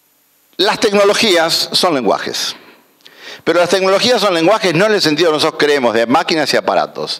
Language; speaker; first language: Spanish; native; Spanish